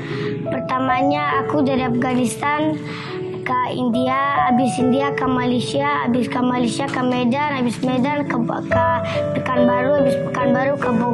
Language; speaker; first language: Indonesian; early bilingual, other home language; Persian